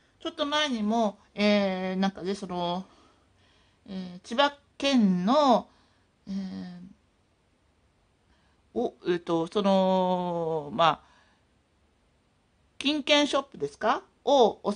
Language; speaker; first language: Japanese; native; Japanese